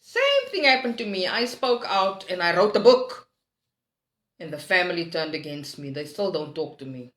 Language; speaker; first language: English; non-native, local second language; Afrikaans